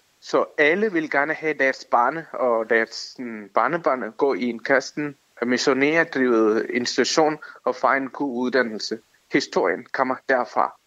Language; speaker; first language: Danish; non-native, fluent; Tamil